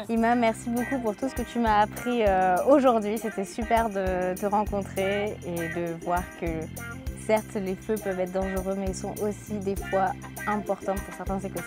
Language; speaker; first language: French; native; French